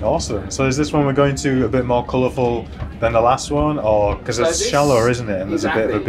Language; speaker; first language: English; native; English